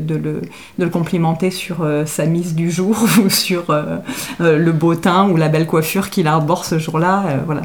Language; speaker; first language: French; native; French